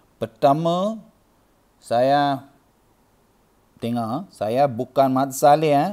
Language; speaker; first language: Malay; non-native, learner; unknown